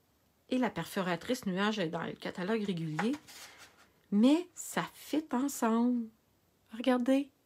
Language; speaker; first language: French; native; French